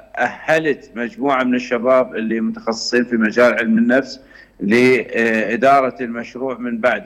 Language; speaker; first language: Arabic; native; Arabic